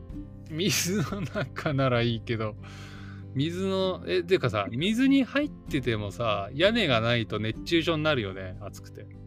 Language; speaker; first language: Japanese; native; Japanese